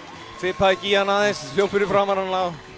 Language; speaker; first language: Icelandic; native; Icelandic